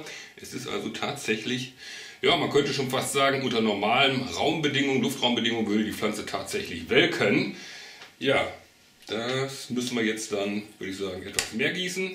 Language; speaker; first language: German; native; German